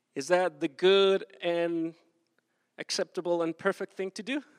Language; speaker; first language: English; non-native, fluent; Spanish